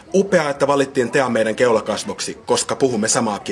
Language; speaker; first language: Finnish; native; Finnish